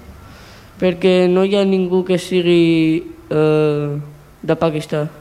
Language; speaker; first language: Catalan; early bilingual, other home language; Punjabi